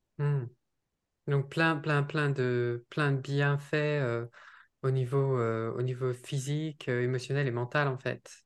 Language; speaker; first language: French; native; French